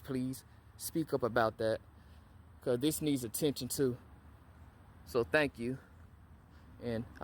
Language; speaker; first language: English; native; English